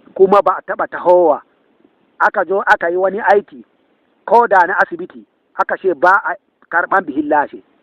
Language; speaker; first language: Hausa; non-native, local second language; Fula